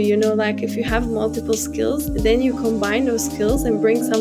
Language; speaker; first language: English; non-native, fluent; Hungarian